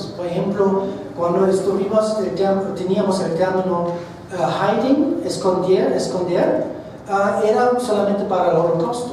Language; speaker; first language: Spanish; non-native, fluent; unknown